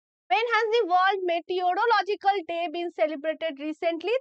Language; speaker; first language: English; non-native, local second language; Bangla